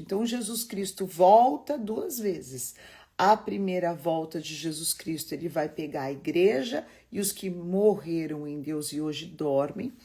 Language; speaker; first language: Portuguese; native; Portuguese